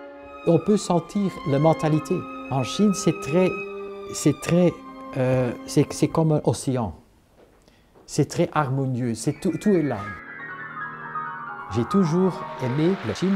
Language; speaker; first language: French; non-native, local second language; Dutch